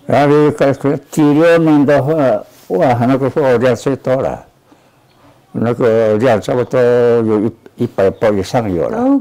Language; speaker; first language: Chinese; non-native, local second language; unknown